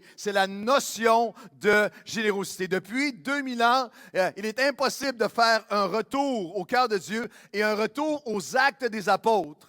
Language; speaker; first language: French; native; French